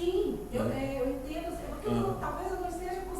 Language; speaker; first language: Portuguese; native; Portuguese